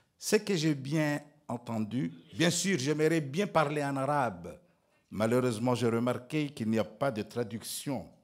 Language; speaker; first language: French; non-native, local second language; Ngazidja Comorian